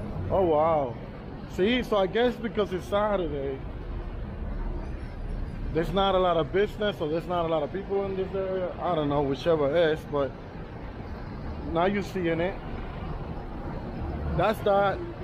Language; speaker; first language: English; native; English